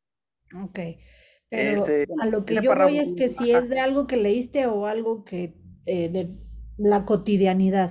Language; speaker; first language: Spanish; native; Spanish